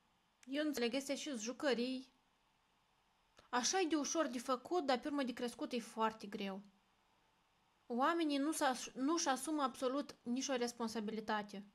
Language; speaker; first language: Romanian; native; Romanian